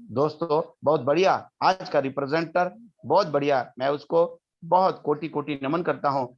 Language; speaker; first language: Hindi; non-native, local second language; Kannada